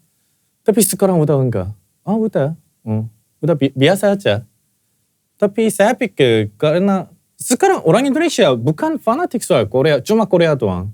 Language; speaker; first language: Indonesian; non-native, fluent; Korean